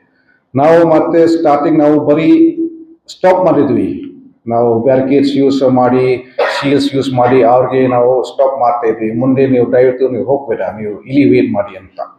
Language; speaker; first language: Kannada; non-native, fluent; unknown